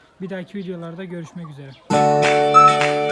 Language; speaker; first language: Turkish; native; Turkish